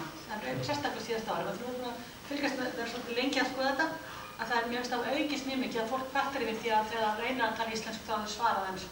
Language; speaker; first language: Icelandic; non-native, fluent; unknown